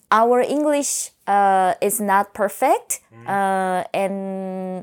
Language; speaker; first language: English; non-native, fluent; Korean